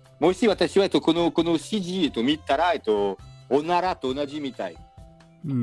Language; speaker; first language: Japanese; non-native, learner; French